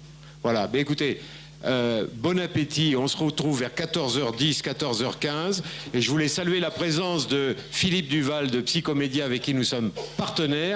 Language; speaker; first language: French; native; French